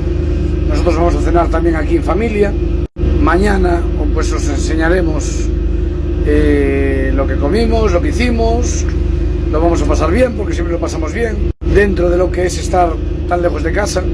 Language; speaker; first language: Spanish; native; Spanish